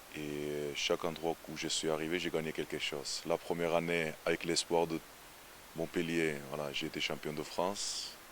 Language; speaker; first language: French; non-native, fluent; Georgian